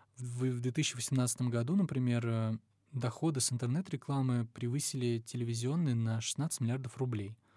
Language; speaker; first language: Russian; native; Russian